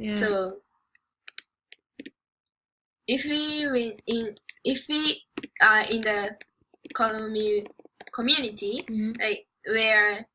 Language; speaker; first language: English; non-native, learner; Japanese